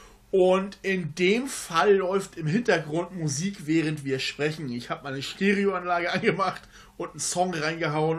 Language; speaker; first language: German; native; German